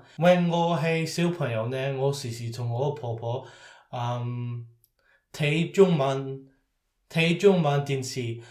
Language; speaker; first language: Cantonese; early bilingual, heritage; Cantonese